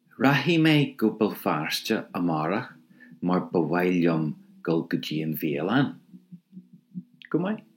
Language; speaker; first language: Irish; non-native, local second language; English